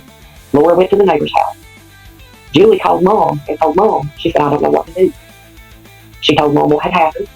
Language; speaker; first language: English; native; English